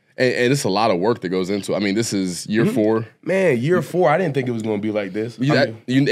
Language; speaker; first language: English; native; English